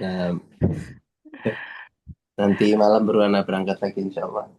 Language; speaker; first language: Indonesian; native; Indonesian